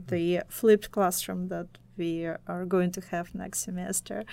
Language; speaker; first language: English; non-native, fluent; Russian